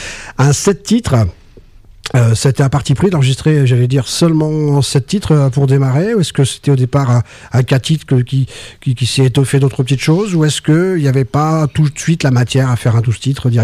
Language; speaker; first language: French; native; French